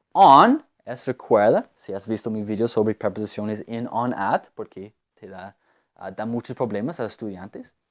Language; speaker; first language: Spanish; non-native, fluent; English